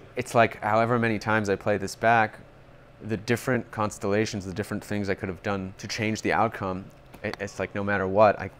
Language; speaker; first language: English; native; English